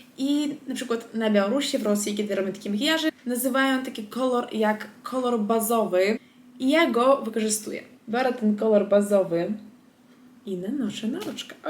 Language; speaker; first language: Polish; non-native, fluent; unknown